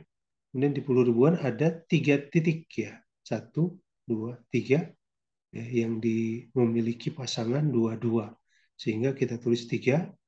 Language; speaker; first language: Indonesian; native; Indonesian